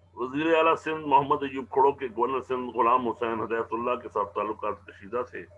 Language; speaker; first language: Urdu; native; Urdu